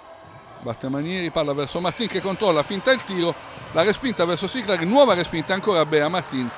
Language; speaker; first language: Italian; native; Italian